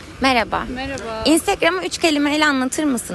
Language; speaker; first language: Turkish; native; Turkish